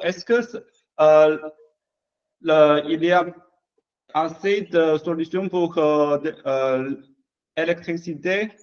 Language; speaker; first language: French; non-native, learner; Chinese